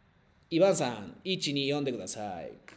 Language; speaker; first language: Japanese; non-native, fluent; Spanish